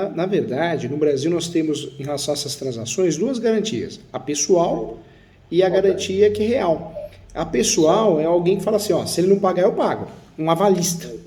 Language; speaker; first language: Portuguese; native; Portuguese